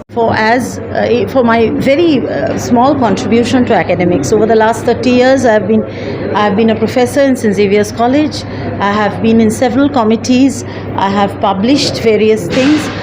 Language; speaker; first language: English; non-native, local second language; Bangla